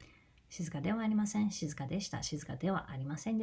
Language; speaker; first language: Japanese; non-native, fluent; English